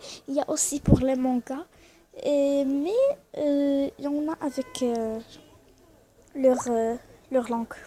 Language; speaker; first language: French; non-native, learner; Arabic